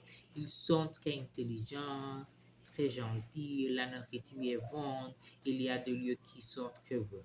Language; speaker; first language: French; non-native, learner; Spanish